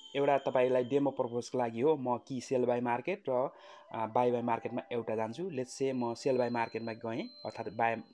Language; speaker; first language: Nepali; native; Nepali